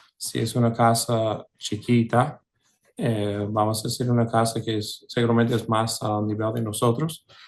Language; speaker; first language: Spanish; non-native, fluent; English